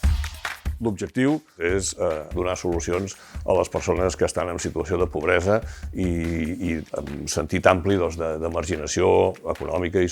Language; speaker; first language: Catalan; native; Catalan